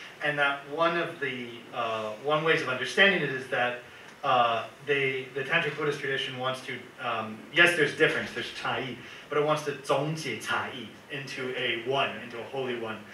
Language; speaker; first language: English; native; English